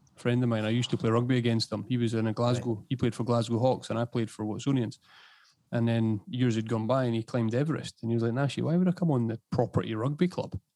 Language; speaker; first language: English; native; English